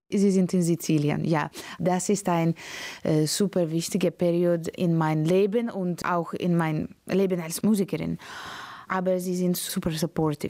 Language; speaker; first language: German; non-native, learner; Latvian